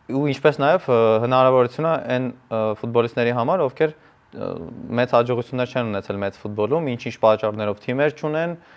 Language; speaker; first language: Armenian; native; Armenian